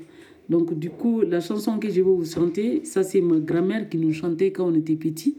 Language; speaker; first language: French; non-native, local second language; Soninke